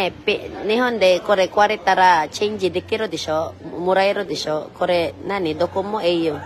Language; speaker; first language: Japanese; non-native, learner; Filipino